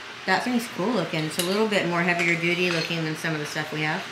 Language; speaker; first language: English; native; English